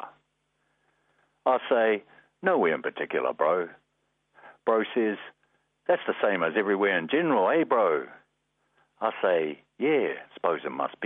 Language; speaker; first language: English; native; English